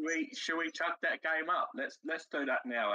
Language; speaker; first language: English; native; English